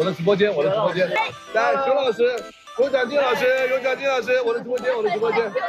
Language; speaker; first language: Chinese; native; Chinese